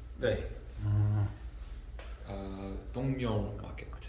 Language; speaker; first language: Korean; non-native, learner; English